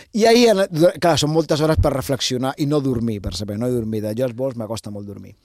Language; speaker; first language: Catalan; native; Catalan